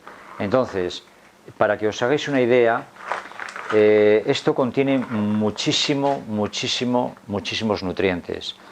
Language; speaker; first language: Spanish; native; Spanish